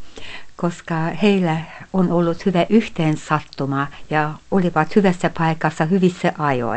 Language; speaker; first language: Finnish; non-native, fluent; Hungarian